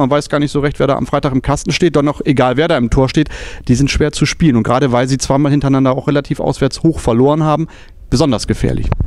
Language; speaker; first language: German; native; German